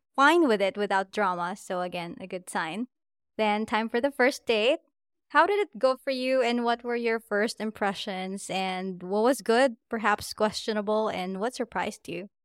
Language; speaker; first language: English; non-native, local second language; Filipino